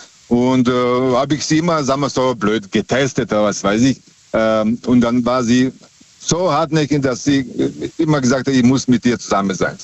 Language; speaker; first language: German; native; German